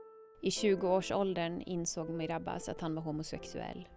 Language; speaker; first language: Swedish; native; Swedish